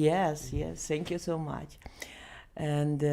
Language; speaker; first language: English; non-native, learner; Belarusian